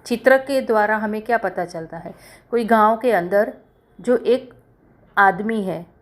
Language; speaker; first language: Hindi; non-native, local second language; Marathi